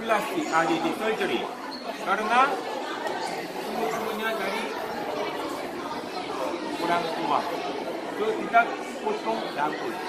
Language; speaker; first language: Indonesian; non-native, learner; Korean